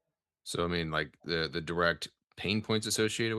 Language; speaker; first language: English; native; English